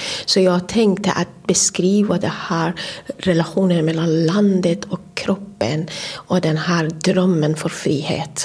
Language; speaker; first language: Swedish; non-native, fluent; Kurdish